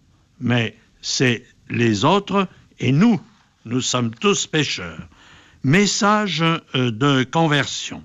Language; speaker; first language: French; native; French